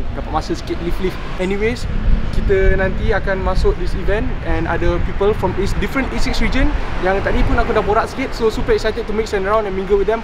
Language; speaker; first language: English; non-native, local second language; Malay